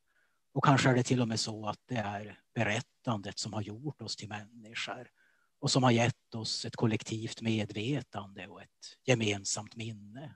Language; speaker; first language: Swedish; native; Swedish